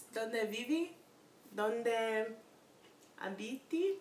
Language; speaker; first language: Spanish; non-native, learner; English